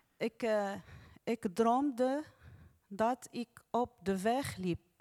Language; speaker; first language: Dutch; non-native, learner; Arabic